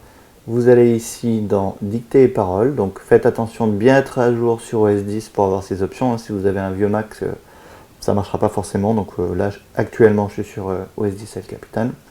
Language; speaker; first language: French; native; French